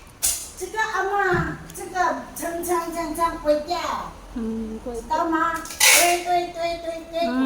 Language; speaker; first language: Chinese; non-native, learner; Filipino